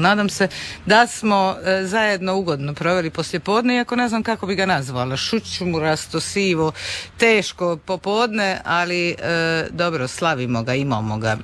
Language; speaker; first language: Serbian; native; Serbian